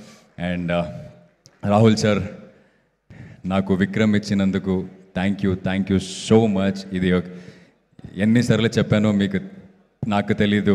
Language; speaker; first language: Telugu; non-native, local second language; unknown